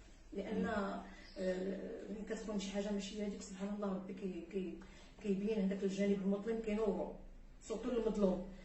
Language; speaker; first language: Arabic; native; Arabic